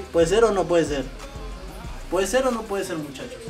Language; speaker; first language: Spanish; native; Spanish